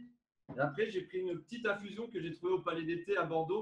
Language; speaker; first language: French; native; French